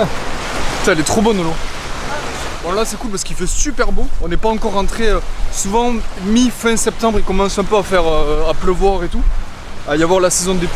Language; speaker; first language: French; native; French